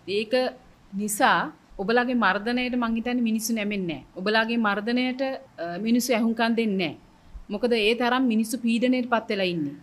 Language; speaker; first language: Sinhala; native; Sinhala